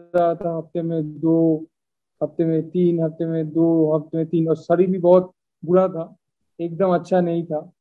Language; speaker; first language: Hindi; non-native, local second language; Bangla